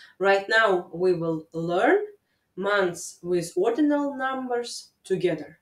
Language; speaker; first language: English; non-native, fluent; Latvian